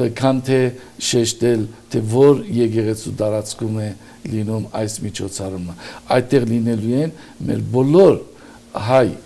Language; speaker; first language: Armenian; early bilingual, heritage; Armenian